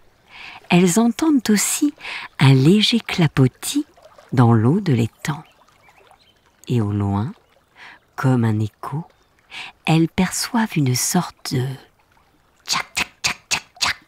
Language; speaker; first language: French; native; French